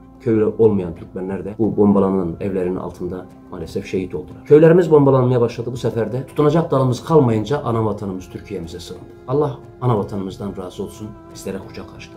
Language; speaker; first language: Turkish; native; Turkish